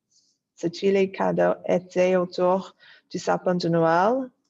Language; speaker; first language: French; non-native, fluent; English